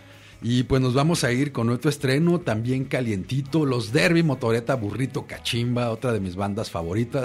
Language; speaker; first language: Spanish; native; Spanish